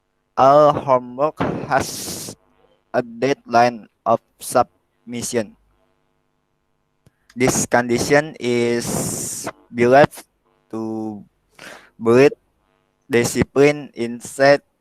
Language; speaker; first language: English; non-native, learner; Indonesian